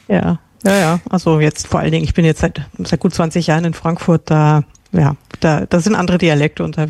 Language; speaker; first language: German; native; German